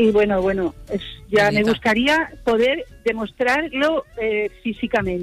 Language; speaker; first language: Spanish; native; Spanish